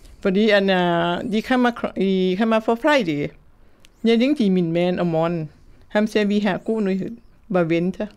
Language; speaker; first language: Danish; non-native, learner; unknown